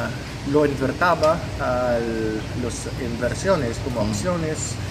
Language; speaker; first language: Spanish; non-native, fluent; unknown